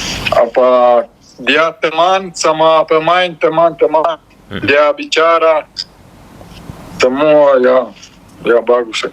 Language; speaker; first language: Indonesian; non-native, learner; Romanian